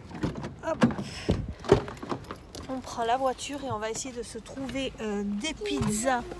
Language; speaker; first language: French; native; French